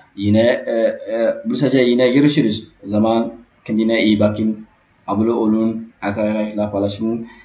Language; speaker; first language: Turkish; non-native, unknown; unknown